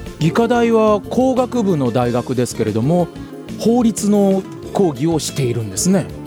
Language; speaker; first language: Japanese; native; Japanese